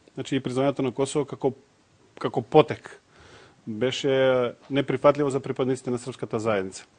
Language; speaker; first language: Macedonian; non-native, local second language; Serbian